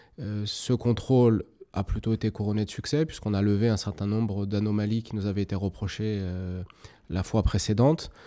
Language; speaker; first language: French; native; French